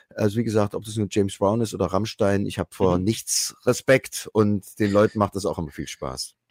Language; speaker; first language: German; native; German